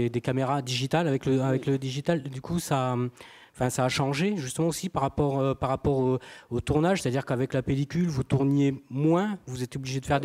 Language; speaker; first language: French; native; French